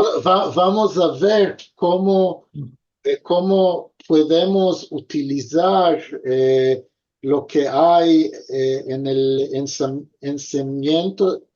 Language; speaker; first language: Spanish; early bilingual, heritage; Ladino